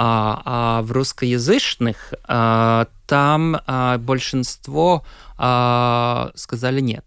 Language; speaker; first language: Russian; non-native, local second language; Latvian